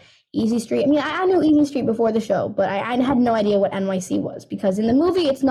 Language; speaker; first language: English; native; English